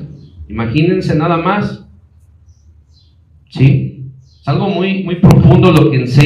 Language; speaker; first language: Spanish; native; Spanish